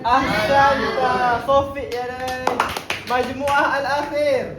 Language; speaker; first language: Arabic; non-native, learner; Malay